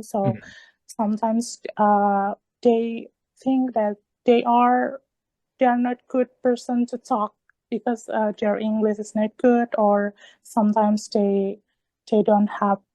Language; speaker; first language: English; non-native, learner; Indonesian